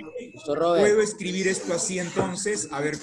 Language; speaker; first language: Spanish; native; Spanish